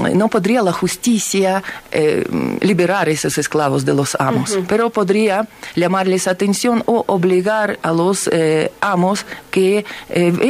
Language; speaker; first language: Spanish; non-native, fluent; Ukrainian